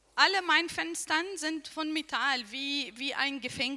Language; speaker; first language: German; non-native, learner; Arabic